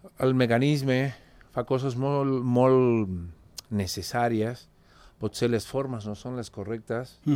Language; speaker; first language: Catalan; non-native, fluent; Spanish